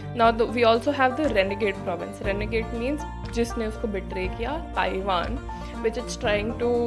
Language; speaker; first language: English; non-native, local second language; Hindi